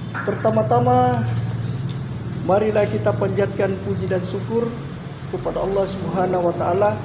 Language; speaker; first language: Indonesian; native; Indonesian